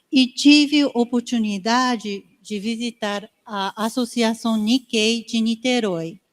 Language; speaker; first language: Portuguese; non-native, learner; Japanese